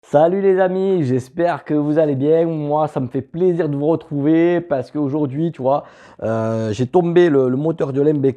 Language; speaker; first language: French; native; French